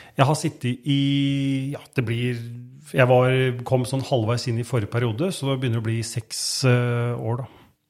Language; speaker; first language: Norwegian; native; Norwegian